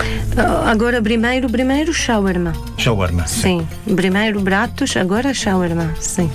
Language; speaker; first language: Portuguese; non-native, learner; Arabic